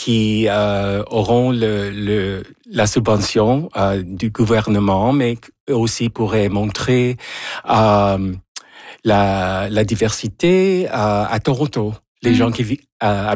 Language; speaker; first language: French; non-native, fluent; Spanish